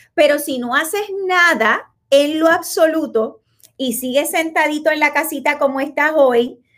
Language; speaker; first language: Spanish; native; Spanish